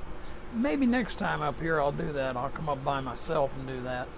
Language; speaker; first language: English; native; English